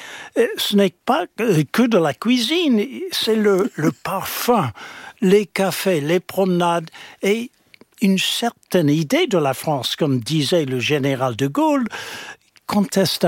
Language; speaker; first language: French; non-native, fluent; English